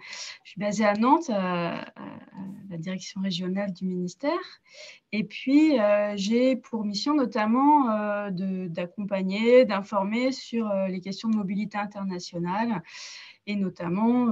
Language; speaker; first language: French; native; French